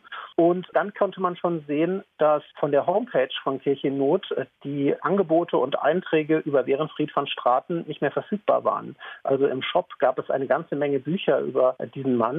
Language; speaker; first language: German; native; German